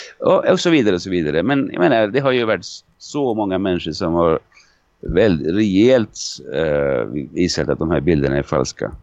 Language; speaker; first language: Swedish; non-native, fluent; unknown